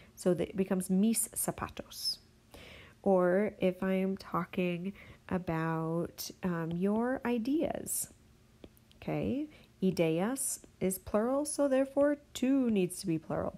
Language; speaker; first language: English; native; English